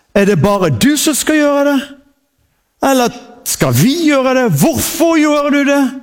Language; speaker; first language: Norwegian; native; Norwegian